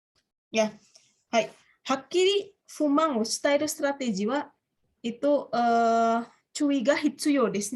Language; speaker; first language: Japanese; non-native, fluent; Indonesian